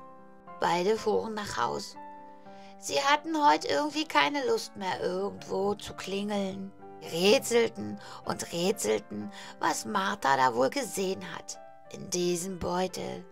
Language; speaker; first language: German; native; German